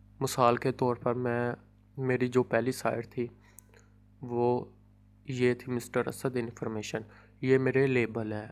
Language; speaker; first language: Urdu; non-native, local second language; Punjabi